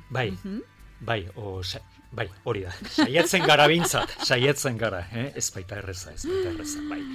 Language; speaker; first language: Basque; non-native, local second language; Spanish